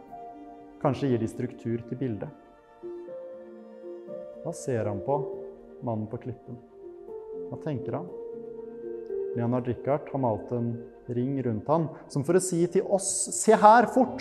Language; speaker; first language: Norwegian; native; Norwegian